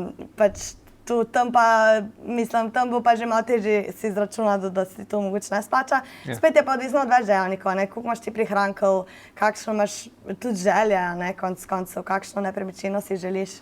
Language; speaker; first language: Slovenian; native; Slovenian